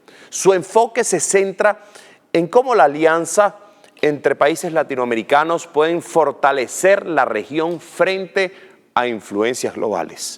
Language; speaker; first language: Spanish; native; Spanish